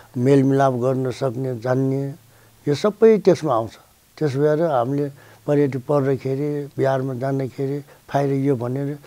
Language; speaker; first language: Nepali; non-native, local second language; Newari